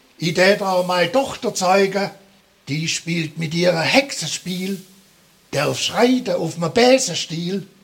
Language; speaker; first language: German; native; German